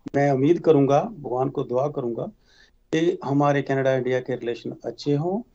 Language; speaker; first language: Hindi; native; Hindi